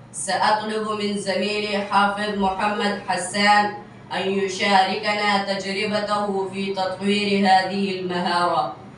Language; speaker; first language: Arabic; non-native, learner; Urdu